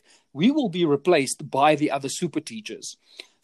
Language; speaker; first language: English; non-native, local second language; Afrikaans